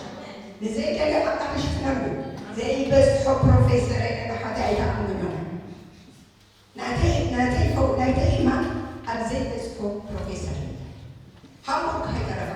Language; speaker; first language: German; non-native, learner; Tigrinya